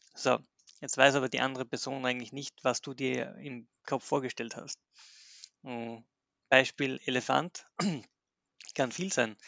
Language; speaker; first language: German; native; German